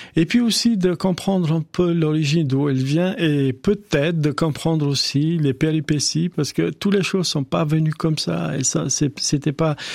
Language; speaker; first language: French; non-native, fluent; Albanian